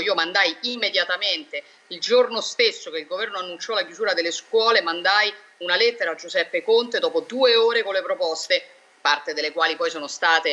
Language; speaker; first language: Italian; native; Italian